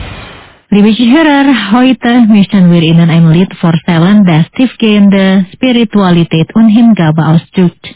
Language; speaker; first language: German; non-native, fluent; Indonesian